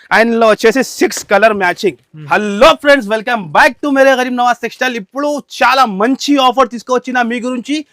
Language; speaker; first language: Telugu; non-native, local second language; Urdu